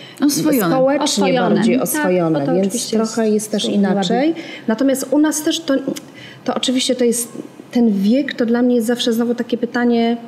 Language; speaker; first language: Polish; native; Polish